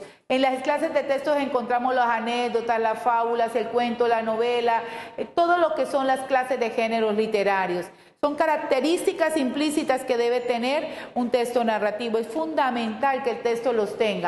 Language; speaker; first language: Spanish; native; Spanish